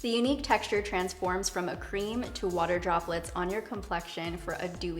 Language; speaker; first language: English; native; English